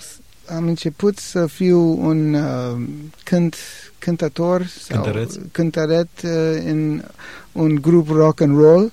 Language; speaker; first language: Romanian; non-native, learner; English